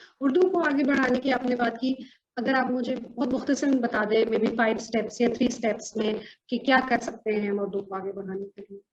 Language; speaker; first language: Urdu; native; Urdu